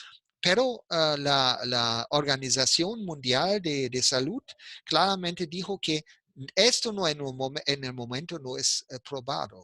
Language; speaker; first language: Spanish; non-native, fluent; German